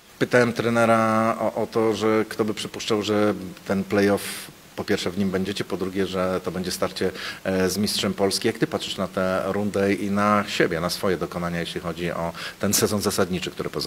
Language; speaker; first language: Polish; native; Polish